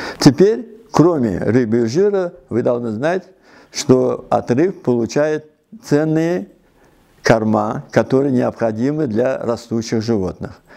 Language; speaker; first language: Russian; non-native, local second language; Uzbek